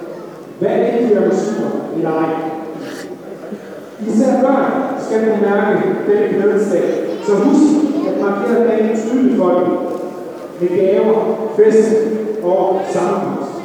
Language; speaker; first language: Danish; non-native, fluent; Arabic